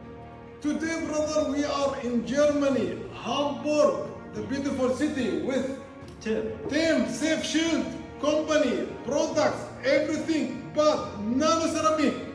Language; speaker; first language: English; non-native, learner; Arabic